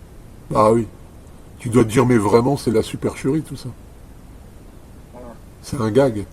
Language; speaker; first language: French; native; French